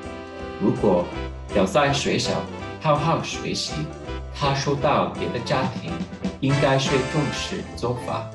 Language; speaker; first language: Chinese; non-native, learner; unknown